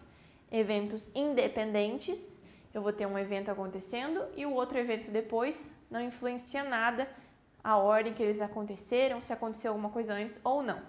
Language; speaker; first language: Portuguese; native; Portuguese